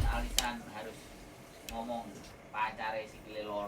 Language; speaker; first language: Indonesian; non-native, local second language; Javanese